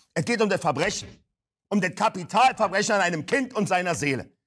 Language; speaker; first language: German; native; German